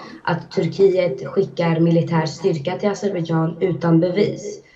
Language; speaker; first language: Swedish; early bilingual, other home language; Azerbaijani